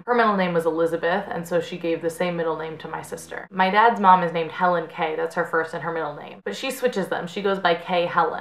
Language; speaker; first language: English; native; English